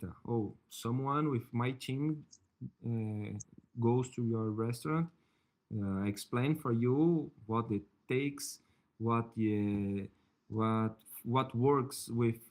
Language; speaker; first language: English; non-native, learner; Portuguese